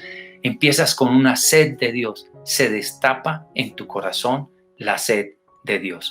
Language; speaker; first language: Spanish; native; Spanish